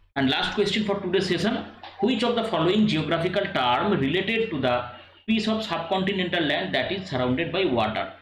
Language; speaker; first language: English; non-native, local second language; Bangla